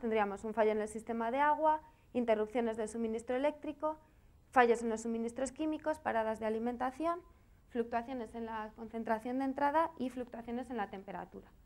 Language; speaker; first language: Spanish; native; Spanish